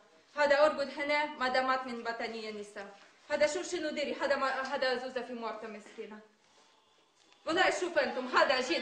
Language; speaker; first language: Arabic; non-native, learner; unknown